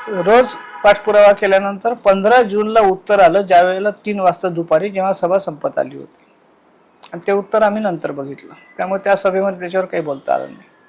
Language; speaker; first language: Marathi; native; Marathi